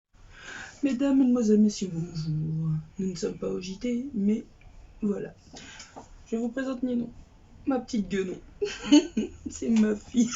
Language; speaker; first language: French; native; French